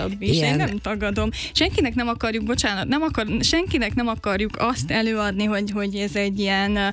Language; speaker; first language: Hungarian; native; Hungarian